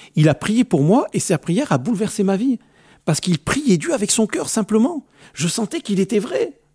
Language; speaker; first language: French; early bilingual, other home language; Arabic